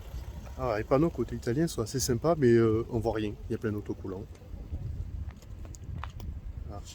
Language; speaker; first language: French; native; French